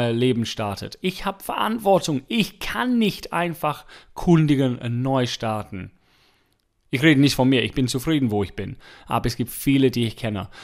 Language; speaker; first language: German; non-native, fluent; English